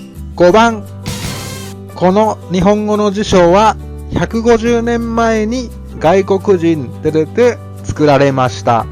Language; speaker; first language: Japanese; non-native, fluent; Thai